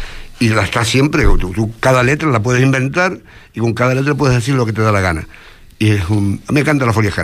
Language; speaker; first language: Spanish; native; Spanish